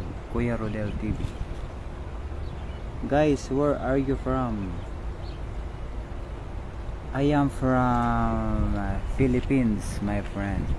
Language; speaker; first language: English; non-native, learner; Filipino